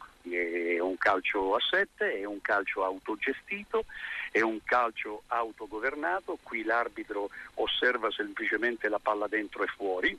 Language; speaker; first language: Italian; native; Italian